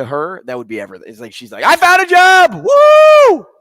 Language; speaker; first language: English; native; English